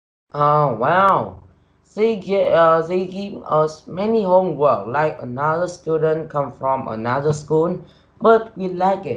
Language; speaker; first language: English; non-native, learner; Vietnamese